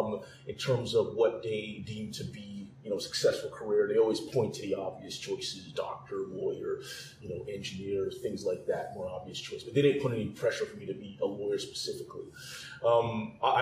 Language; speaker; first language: English; native; English